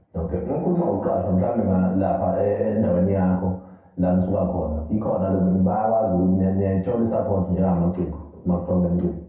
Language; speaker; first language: Zulu; native; Zulu